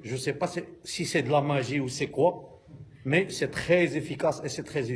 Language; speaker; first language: French; non-native, local second language; Arabic